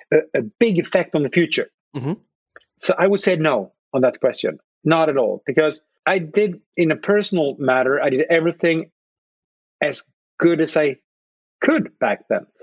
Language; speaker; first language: English; non-native, fluent; Swedish